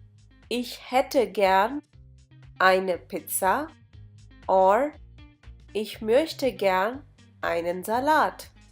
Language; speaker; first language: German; non-native, fluent; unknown